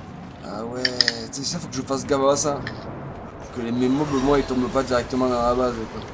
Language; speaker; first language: French; native; French